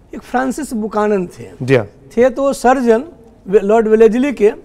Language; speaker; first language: Hindi; native; Hindi